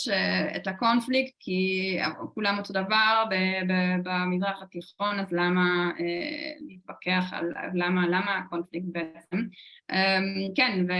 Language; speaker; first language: Hebrew; non-native, fluent; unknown